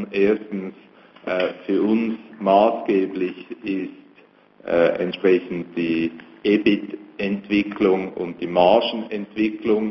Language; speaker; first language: German; native; German